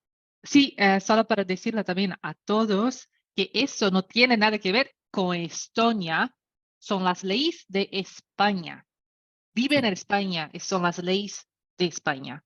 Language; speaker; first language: Spanish; non-native, learner; Portuguese